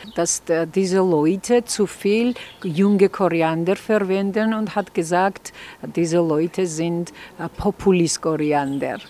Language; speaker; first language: German; non-native, fluent; Georgian